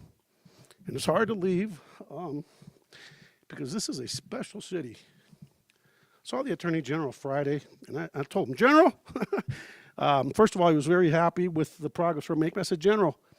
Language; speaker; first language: English; early bilingual, heritage; Spanish